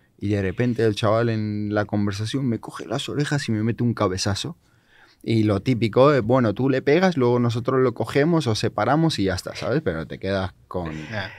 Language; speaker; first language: Spanish; non-native, fluent; Georgian